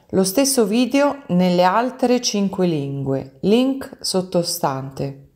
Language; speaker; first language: Italian; non-native, fluent; German